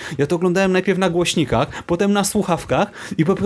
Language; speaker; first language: Polish; native; Polish